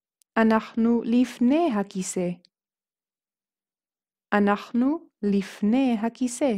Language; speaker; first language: Hebrew; non-native, fluent; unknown